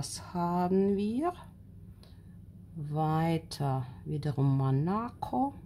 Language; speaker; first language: German; non-native, fluent; Russian